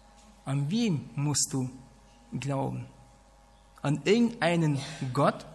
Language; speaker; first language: German; non-native, fluent; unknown